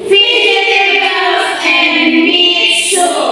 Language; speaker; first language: English; non-native, learner; Indonesian